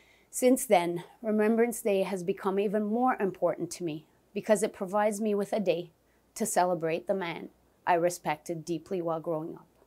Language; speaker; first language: English; non-native, local second language; French